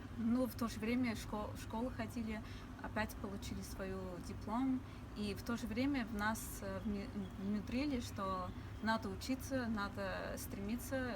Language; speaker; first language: Russian; early bilingual, heritage; English